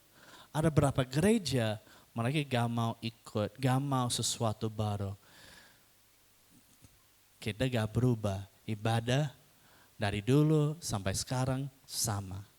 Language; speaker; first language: Indonesian; non-native, fluent; English